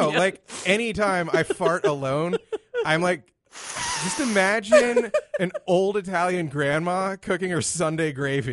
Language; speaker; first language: English; native; English